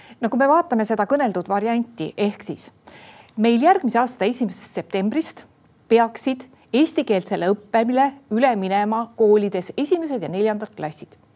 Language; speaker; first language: Estonian; native; Estonian